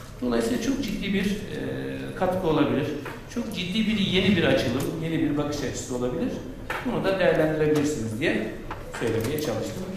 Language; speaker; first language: Turkish; native; Turkish